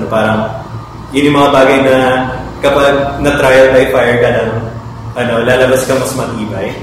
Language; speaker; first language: Filipino; native; Filipino